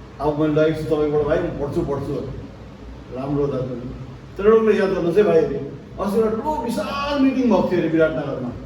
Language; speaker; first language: Nepali; native; Nepali